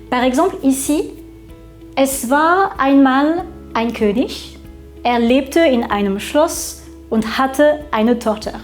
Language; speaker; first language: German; non-native, fluent; French